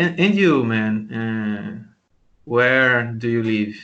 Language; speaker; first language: English; non-native, learner; Portuguese